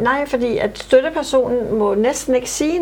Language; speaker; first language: Danish; native; Danish